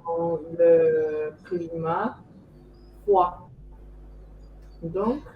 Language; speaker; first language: French; non-native, learner; Chinese